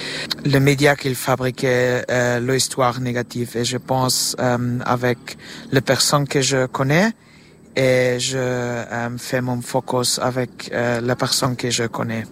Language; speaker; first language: French; non-native, learner; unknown